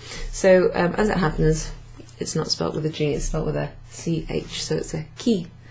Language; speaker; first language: English; native; English